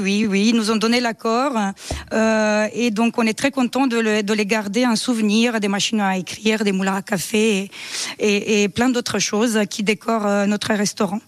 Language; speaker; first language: French; non-native, fluent; Romanian